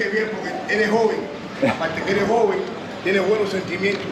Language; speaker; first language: Spanish; native; Spanish